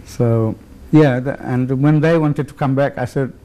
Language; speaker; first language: English; native; English